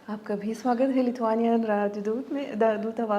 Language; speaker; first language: Hindi; non-native, learner; Lithuanian